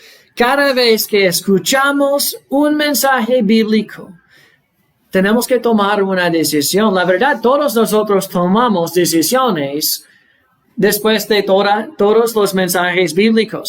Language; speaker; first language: Spanish; non-native, fluent; English